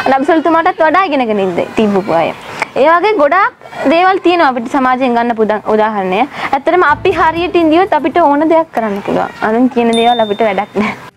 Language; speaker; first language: Sinhala; non-native, local second language; Tamil